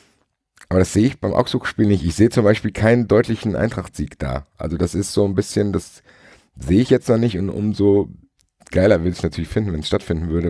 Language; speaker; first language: German; native; German